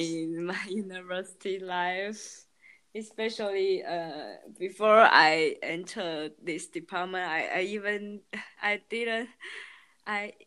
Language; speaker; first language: English; non-native, learner; Chinese